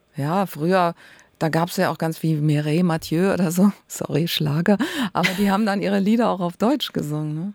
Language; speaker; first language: German; native; German